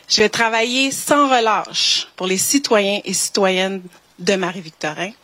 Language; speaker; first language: French; native; French